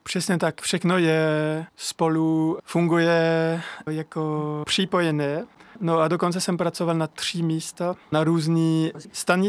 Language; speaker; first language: Czech; non-native, learner; French